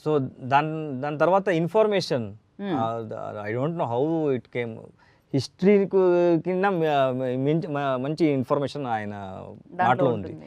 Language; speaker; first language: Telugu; non-native, learner; Kannada